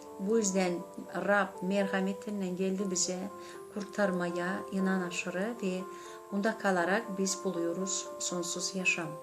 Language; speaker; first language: Turkish; non-native, learner; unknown